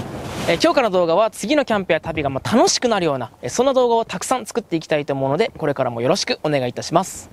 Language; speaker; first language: Japanese; native; Japanese